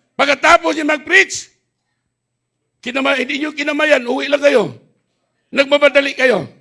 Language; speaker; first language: Filipino; non-native, local second language; Hiligaynon